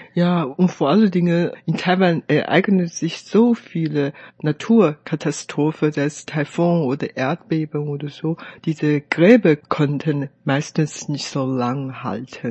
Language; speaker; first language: German; non-native, fluent; Chinese